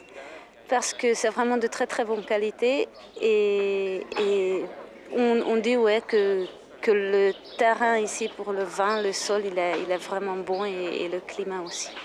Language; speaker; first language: French; non-native, fluent; Hungarian